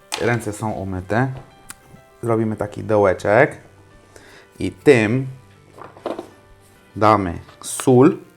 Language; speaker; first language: Polish; non-native, fluent; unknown